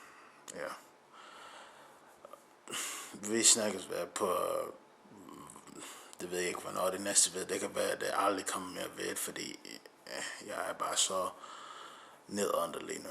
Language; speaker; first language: Danish; non-native, learner; English